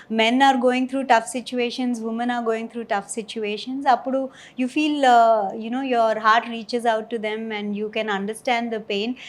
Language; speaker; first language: English; non-native, local second language; Telugu